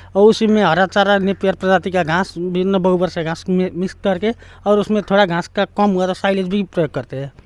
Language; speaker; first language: Hindi; non-native, local second language; Nepali